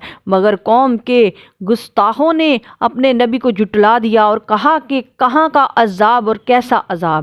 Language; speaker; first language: Urdu; native; Urdu